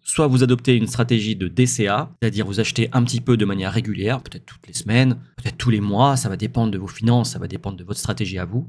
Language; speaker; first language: French; native; French